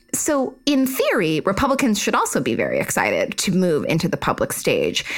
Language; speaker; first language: English; native; English